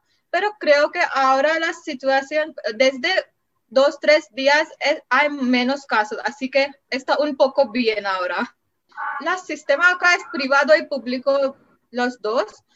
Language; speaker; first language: Spanish; non-native, learner; Marathi